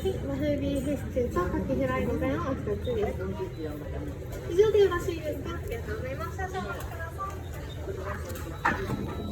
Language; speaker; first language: Japanese; native; Japanese